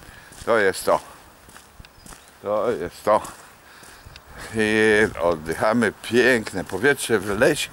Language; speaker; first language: Polish; native; Polish